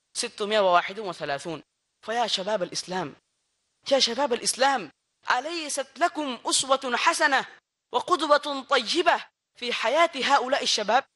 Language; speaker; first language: Arabic; non-native, fluent; Bangla